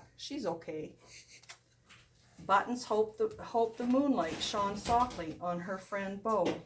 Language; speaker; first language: English; native; English